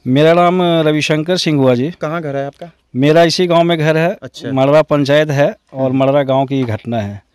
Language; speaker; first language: Hindi; native; Hindi